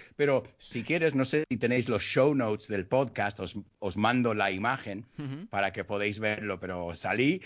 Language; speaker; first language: Spanish; early bilingual, heritage; Spanish